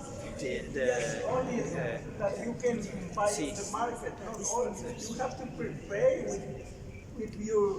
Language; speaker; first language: English; non-native, learner; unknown